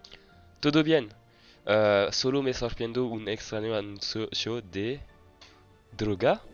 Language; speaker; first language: Spanish; non-native, learner; French